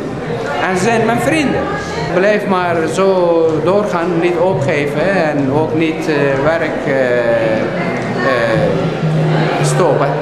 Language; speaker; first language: Dutch; non-native, fluent; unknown